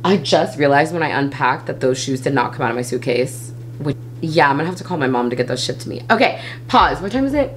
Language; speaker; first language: English; native; English